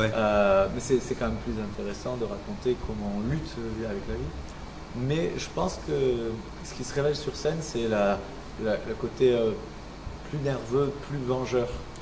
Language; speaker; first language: French; native; French